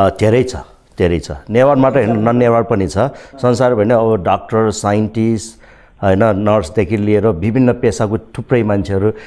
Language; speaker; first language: Nepali; non-native, local second language; Newari